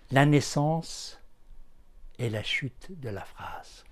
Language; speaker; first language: French; non-native, local second language; Arabic